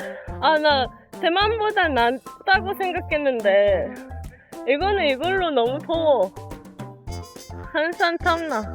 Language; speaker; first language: Korean; non-native, fluent; Japanese